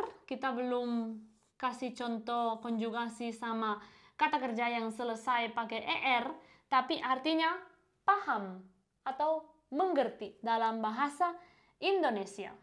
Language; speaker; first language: Indonesian; non-native, fluent; Spanish